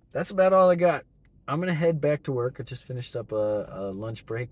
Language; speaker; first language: English; native; English